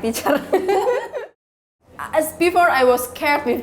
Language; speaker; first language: English; non-native, learner; Indonesian